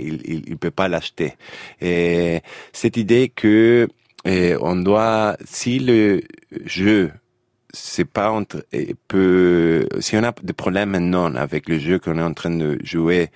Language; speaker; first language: French; non-native, fluent; Spanish